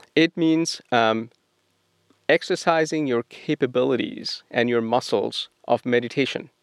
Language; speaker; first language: English; non-native, local second language; Bangla